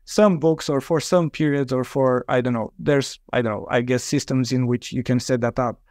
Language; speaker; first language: English; non-native, fluent; Romanian